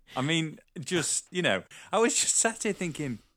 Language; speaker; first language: English; native; English